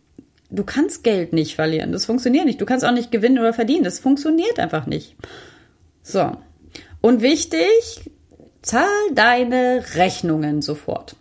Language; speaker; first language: German; native; German